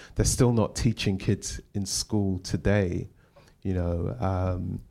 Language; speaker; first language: English; native; English